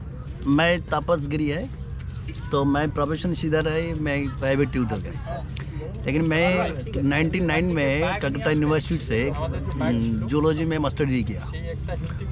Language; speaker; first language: Hindi; non-native, local second language; Bangla